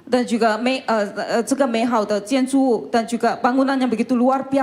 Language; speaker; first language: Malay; non-native, local second language; Chinese